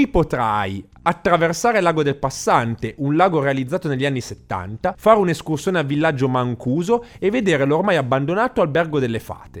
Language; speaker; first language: Italian; native; Italian